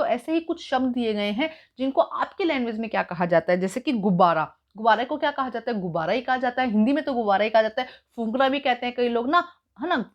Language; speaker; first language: Hindi; native; Hindi